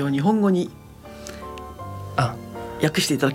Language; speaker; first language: Japanese; native; Japanese